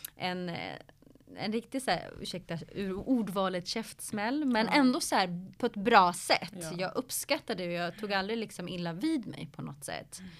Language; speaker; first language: Swedish; early bilingual, other home language; Arabic